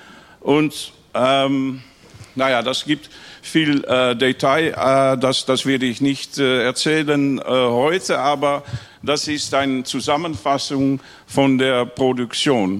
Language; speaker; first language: German; non-native, learner; Dutch